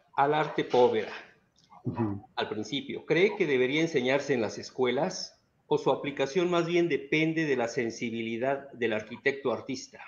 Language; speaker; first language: Spanish; native; Spanish